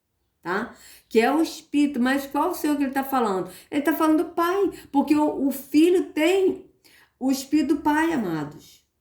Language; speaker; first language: Portuguese; native; Portuguese